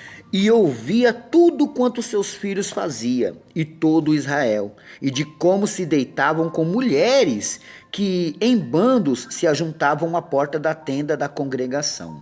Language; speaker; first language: Portuguese; native; Portuguese